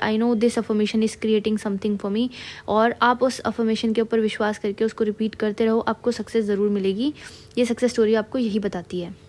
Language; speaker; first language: Hindi; native; Hindi